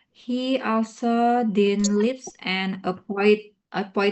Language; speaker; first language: English; non-native, learner; Indonesian